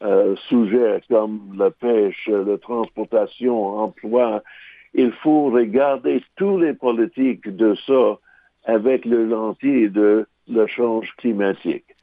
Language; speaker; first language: French; non-native, local second language; English